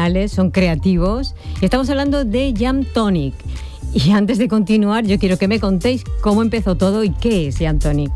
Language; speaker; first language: Spanish; native; Spanish